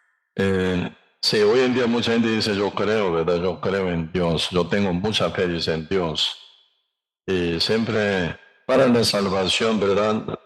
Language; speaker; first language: Spanish; non-native, learner; Korean